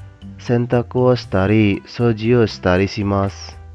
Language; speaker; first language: Japanese; non-native, fluent; Indonesian